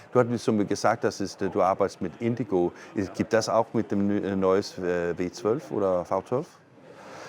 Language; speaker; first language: German; non-native, learner; Danish